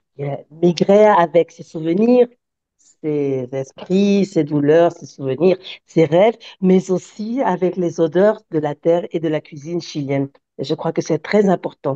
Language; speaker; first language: French; non-native, fluent; Spanish